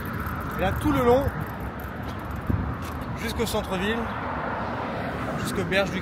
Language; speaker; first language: French; native; French